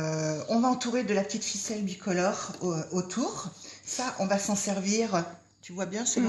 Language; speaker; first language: French; native; French